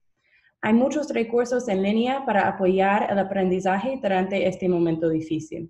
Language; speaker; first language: Spanish; non-native, fluent; English